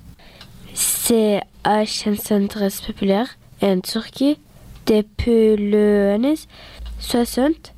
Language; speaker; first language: French; early bilingual, other home language; Turkish